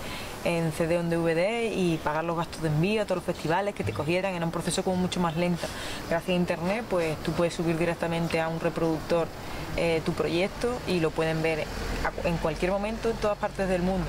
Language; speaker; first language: Spanish; native; Spanish